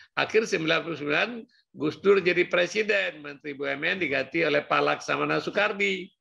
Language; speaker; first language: Indonesian; non-native, local second language; Achinese